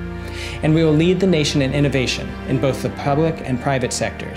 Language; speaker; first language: English; native; English